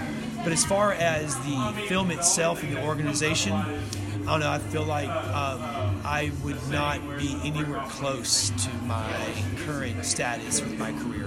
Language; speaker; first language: English; native; English